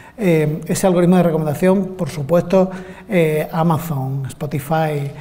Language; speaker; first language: Spanish; native; Spanish